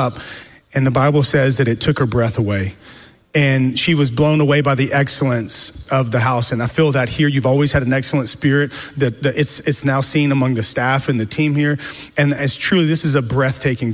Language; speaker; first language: English; native; English